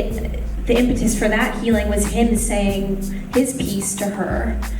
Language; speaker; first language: English; native; English